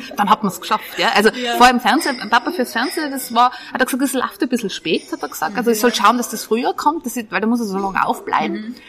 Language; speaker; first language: German; native; German